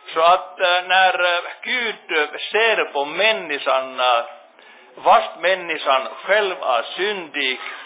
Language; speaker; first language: Swedish; non-native, local second language; Finnish